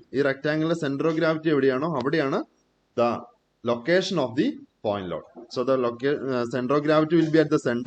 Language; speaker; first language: English; non-native, local second language; Malayalam